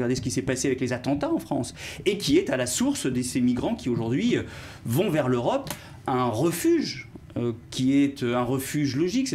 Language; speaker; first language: French; native; French